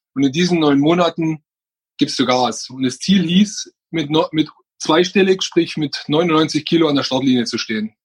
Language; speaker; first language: German; native; German